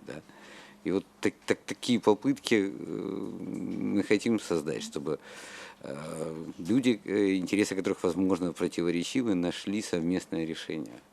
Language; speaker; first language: Russian; native; Russian